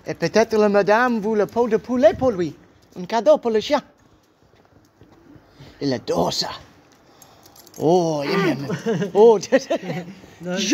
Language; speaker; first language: French; non-native, learner; English